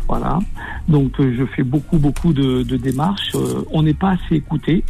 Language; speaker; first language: French; native; French